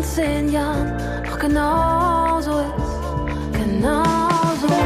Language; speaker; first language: German; native; German